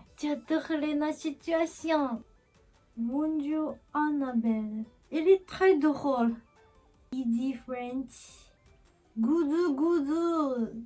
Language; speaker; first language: French; non-native, learner; Japanese